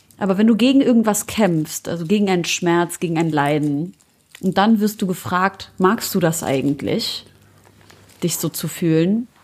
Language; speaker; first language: German; early bilingual, other home language; Arabic